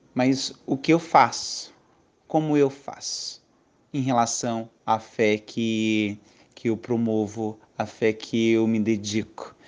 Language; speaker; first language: Portuguese; native; Portuguese